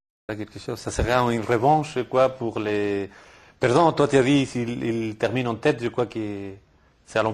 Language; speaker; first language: French; non-native, fluent; Spanish